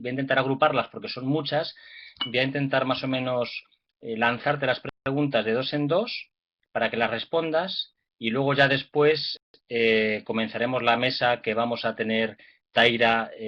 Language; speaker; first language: Spanish; native; Spanish